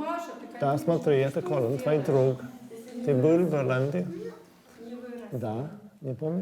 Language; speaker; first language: Russian; non-native, learner; English